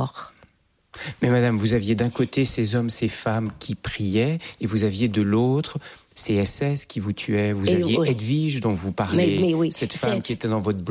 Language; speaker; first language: French; native; French